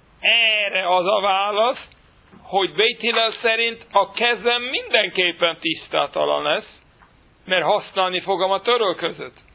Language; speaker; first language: Hungarian; non-native, fluent; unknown